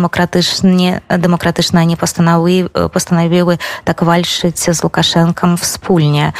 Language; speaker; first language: Polish; non-native, fluent; Belarusian